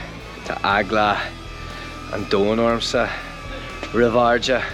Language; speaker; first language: Irish; non-native, local second language; English